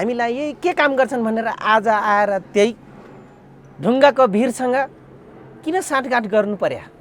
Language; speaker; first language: Nepali; non-native, local second language; Dangaura Tharu